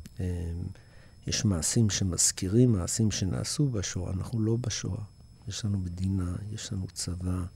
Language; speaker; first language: Hebrew; early bilingual, other home language; English